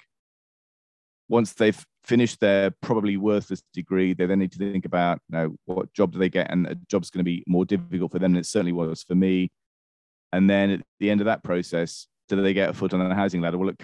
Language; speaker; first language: English; native; English